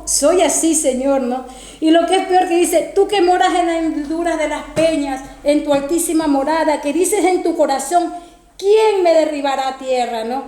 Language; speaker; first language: Spanish; native; Spanish